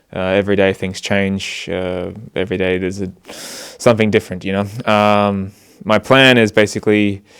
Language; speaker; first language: English; native; English